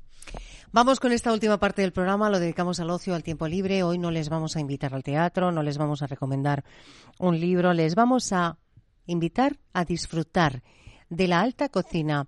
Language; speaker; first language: Spanish; native; Spanish